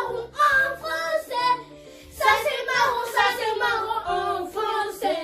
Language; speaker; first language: French; early bilingual, other home language; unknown